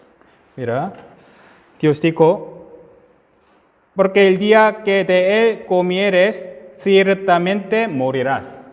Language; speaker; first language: Spanish; non-native, fluent; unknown